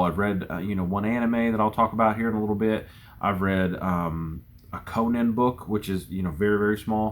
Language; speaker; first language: English; native; English